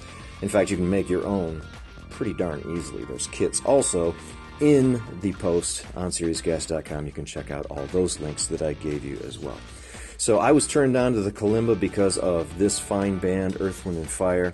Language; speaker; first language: English; native; English